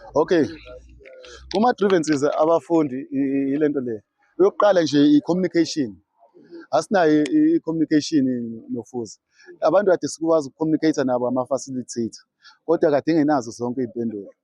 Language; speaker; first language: Zulu; native; Zulu